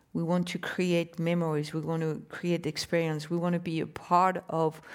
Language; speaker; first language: English; non-native, fluent; French